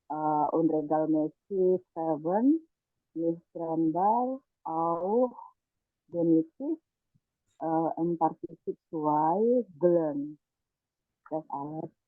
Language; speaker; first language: German; non-native, learner; Indonesian